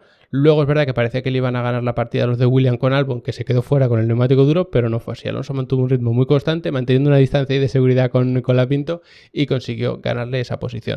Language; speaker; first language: Spanish; native; Spanish